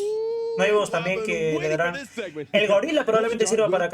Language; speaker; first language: Spanish; native; Spanish